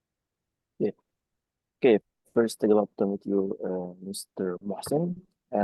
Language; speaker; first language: English; non-native, fluent; Arabic